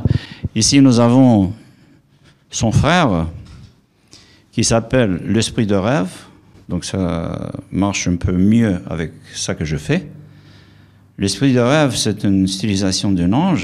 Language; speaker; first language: French; non-native, fluent; Romanian